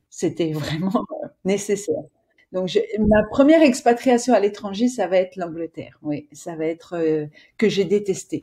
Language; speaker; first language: French; native; French